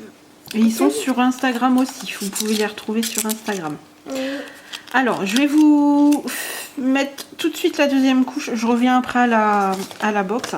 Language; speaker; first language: French; native; French